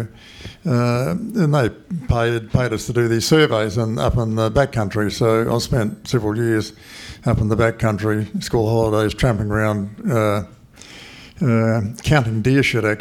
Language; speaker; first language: English; native; English